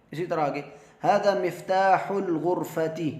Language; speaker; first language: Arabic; non-native, fluent; Urdu